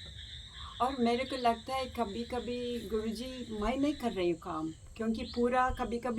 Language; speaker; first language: Hindi; non-native, local second language; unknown